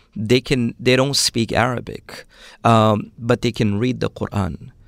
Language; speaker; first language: English; early bilingual, other home language; Urdu